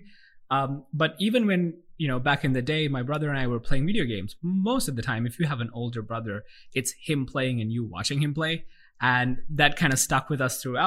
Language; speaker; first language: English; non-native, local second language; Sinhala